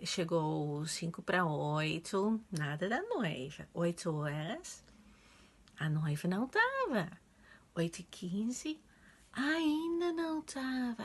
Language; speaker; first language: Portuguese; non-native, fluent; Dutch